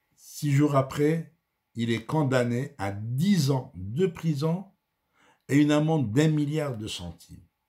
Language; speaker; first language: French; non-native, local second language; Arabic